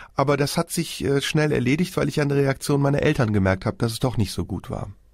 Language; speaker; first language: German; early bilingual, other home language; Turkish